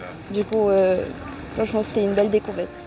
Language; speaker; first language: French; native; French